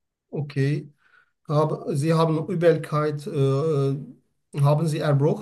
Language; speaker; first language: German; non-native, learner; Turkish